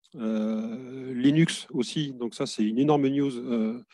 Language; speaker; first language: French; native; French